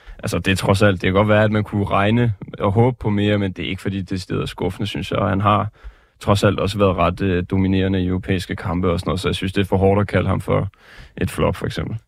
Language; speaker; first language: Danish; native; Danish